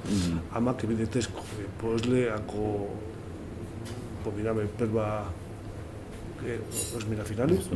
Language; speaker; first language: Macedonian; non-native, learner; Spanish